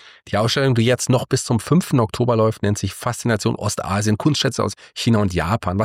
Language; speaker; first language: German; native; German